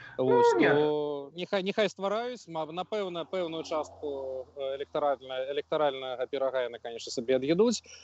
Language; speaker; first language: Belarusian; non-native, local second language; Russian